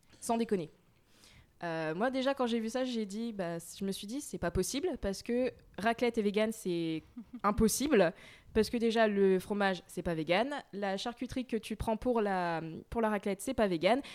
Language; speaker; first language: French; native; French